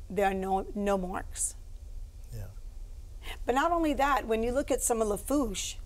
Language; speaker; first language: English; early bilingual, other home language; French